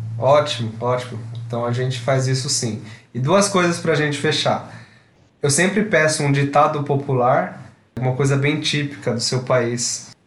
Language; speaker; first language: Portuguese; native; Portuguese